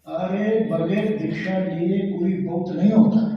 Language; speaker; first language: Hindi; non-native, local second language; Marathi